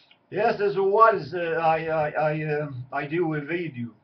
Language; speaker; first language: English; non-native, learner; Swedish